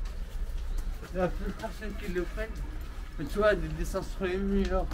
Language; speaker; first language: French; native; French